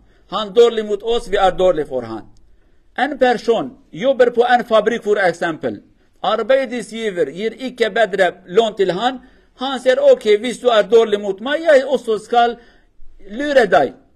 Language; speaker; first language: Swedish; non-native, learner; Kurdish